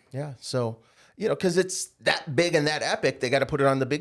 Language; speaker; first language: English; native; English